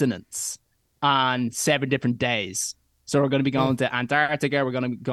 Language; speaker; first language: English; native; English